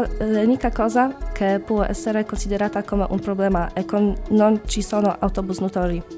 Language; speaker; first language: Italian; non-native, learner; Polish